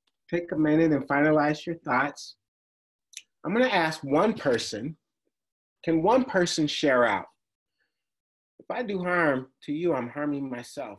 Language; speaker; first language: English; native; English